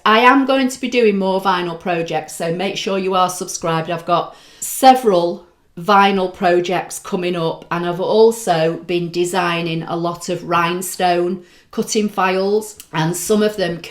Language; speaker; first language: English; native; English